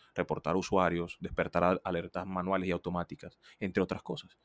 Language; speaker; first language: Spanish; native; Spanish